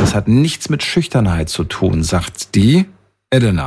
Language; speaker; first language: German; native; German